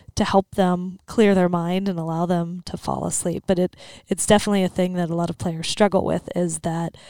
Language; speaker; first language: English; native; English